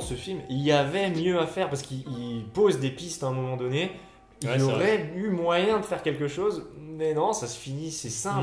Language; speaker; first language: French; native; French